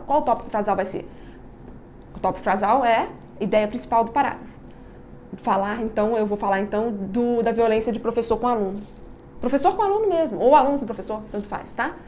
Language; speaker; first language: Portuguese; native; Portuguese